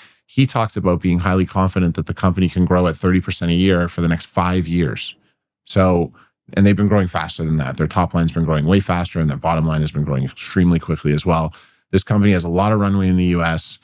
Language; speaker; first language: English; native; English